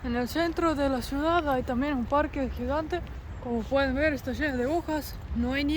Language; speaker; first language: Spanish; non-native, fluent; Polish